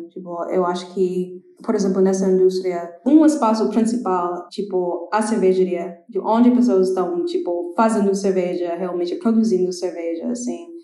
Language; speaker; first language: Portuguese; non-native, fluent; English